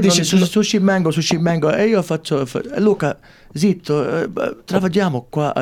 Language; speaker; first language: Italian; early bilingual, heritage; English